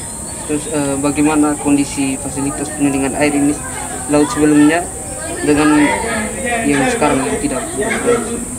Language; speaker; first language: Indonesian; native; Indonesian